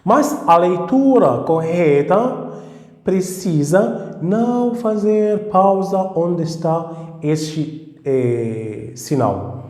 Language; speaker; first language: Portuguese; non-native, fluent; Arabic